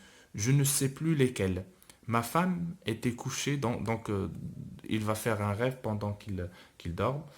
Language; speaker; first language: French; non-native, local second language; Arabic